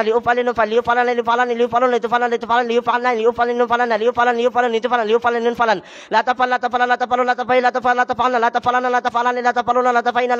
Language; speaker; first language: Arabic; non-native, learner; Bangla